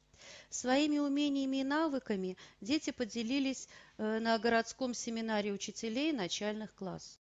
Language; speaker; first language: Russian; native; Russian